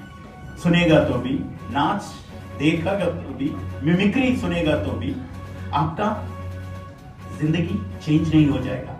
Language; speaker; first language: Hindi; non-native, fluent; Bangla